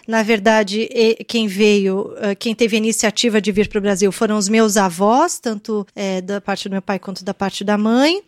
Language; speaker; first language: Portuguese; native; Portuguese